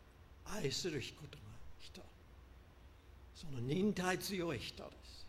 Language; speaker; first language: Japanese; non-native, fluent; English